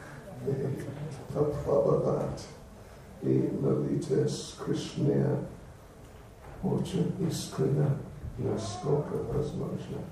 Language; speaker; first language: Russian; non-native, learner; English